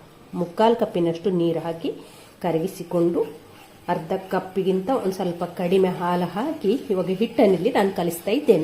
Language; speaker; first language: Kannada; native; Kannada